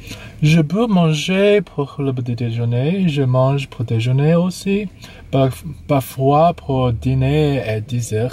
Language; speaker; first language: French; non-native, learner; English